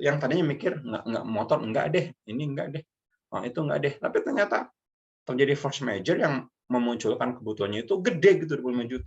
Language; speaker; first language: Indonesian; native; Indonesian